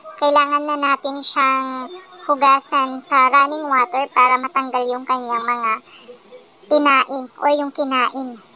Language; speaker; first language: Filipino; non-native, local second language; Pangasinan